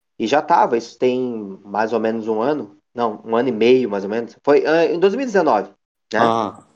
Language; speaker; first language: Portuguese; native; Portuguese